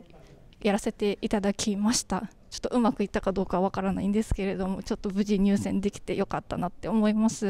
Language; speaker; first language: Japanese; native; Japanese